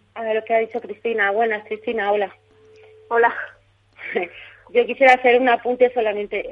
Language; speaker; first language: Spanish; native; Spanish